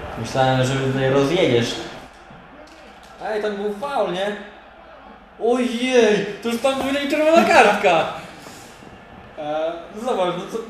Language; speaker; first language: Polish; native; Polish